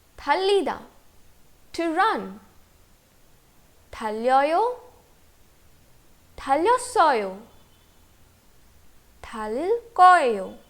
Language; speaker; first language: Korean; non-native, fluent; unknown